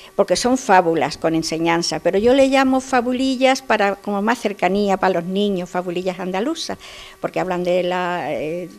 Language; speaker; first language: Spanish; native; Spanish